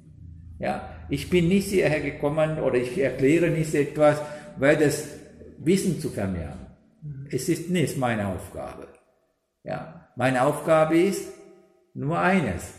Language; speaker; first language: German; non-native, learner; Sinhala